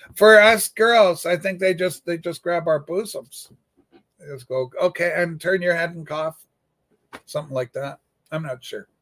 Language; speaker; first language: English; native; English